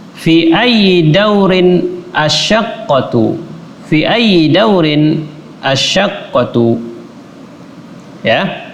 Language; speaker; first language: Arabic; non-native, fluent; Indonesian